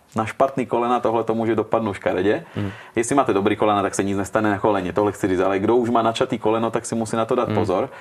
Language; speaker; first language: Czech; early bilingual, heritage; Italian